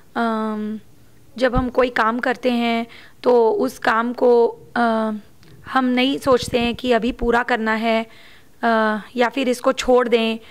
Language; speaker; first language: Hindi; non-native, local second language; Marathi